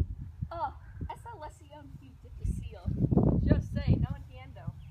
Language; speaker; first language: Spanish; non-native, learner; English